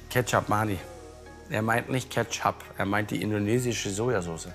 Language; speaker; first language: German; native; German